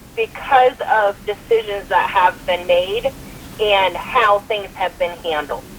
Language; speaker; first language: English; native; English